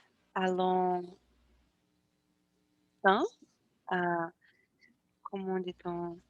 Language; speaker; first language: French; non-native, learner; Portuguese